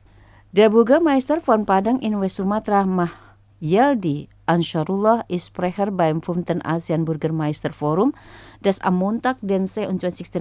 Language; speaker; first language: German; non-native, fluent; Indonesian